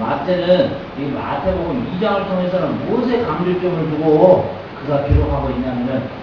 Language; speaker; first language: Korean; native; Korean